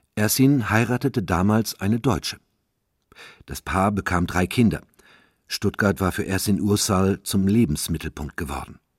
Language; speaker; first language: German; native; German